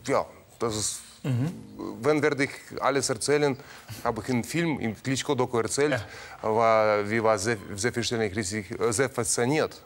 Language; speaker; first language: German; non-native, learner; Russian